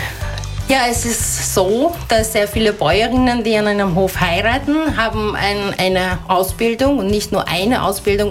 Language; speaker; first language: German; native; German